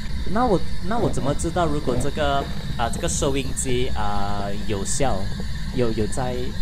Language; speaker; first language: Chinese; non-native, learner; Malay